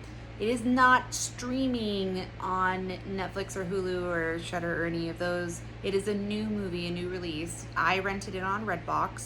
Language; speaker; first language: English; native; English